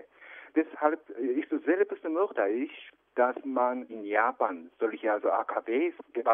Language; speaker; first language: German; non-native, fluent; Japanese